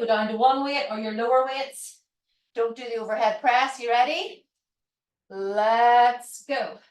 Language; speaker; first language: English; native; English